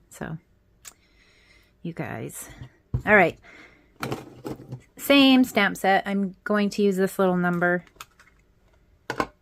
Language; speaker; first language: English; native; English